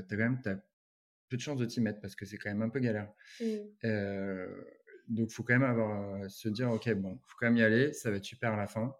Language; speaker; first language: French; native; French